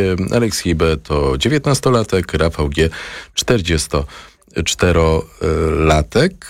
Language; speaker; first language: Polish; native; Polish